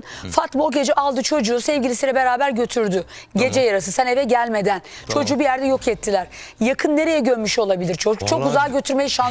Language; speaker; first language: Turkish; native; Turkish